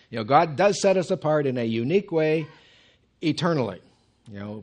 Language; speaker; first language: English; native; English